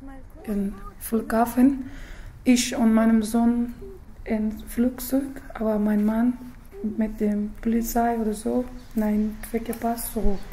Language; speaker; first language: German; non-native, learner; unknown